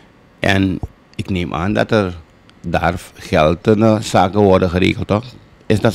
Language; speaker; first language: Dutch; native; Dutch